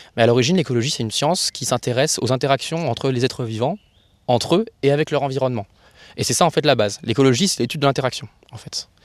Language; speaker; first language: French; native; French